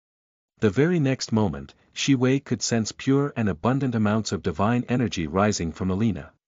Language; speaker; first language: English; native; English